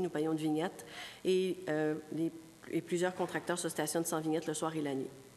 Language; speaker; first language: French; native; French